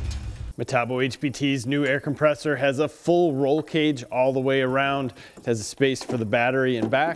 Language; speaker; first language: English; native; English